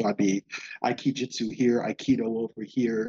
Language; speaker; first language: English; native; English